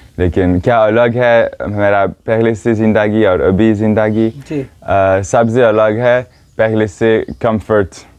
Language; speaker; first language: Hindi; non-native, learner; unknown